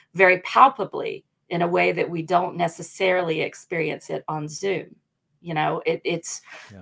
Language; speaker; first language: English; native; English